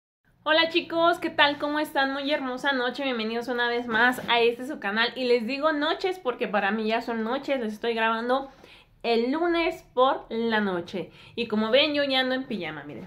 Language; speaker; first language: Spanish; native; Spanish